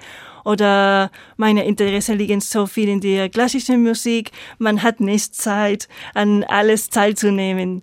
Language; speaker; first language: German; non-native, fluent; Spanish